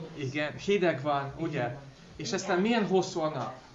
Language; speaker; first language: Hungarian; non-native, learner; Russian